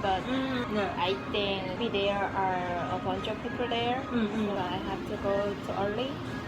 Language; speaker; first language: English; non-native, learner; Korean